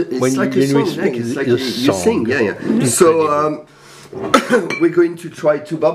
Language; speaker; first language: English; non-native, fluent; French